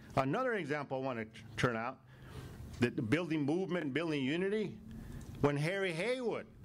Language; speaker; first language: English; native; English